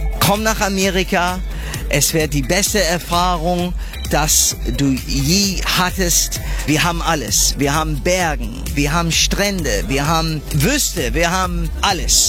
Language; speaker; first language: German; non-native, fluent; English